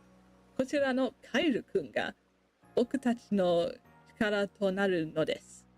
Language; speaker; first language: Japanese; non-native, learner; English